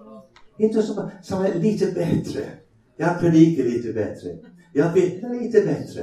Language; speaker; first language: Swedish; non-native, fluent; English